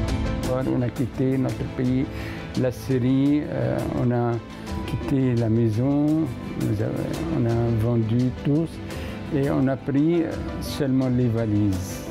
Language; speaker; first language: French; non-native, fluent; Arabic